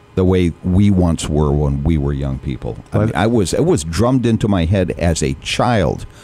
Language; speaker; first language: English; native; English